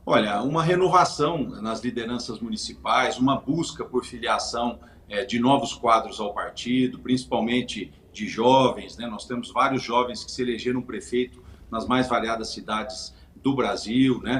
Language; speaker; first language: Portuguese; native; Portuguese